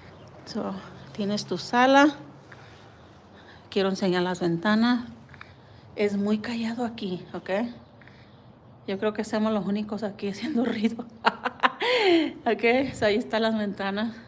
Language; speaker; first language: Spanish; early bilingual, heritage; Spanish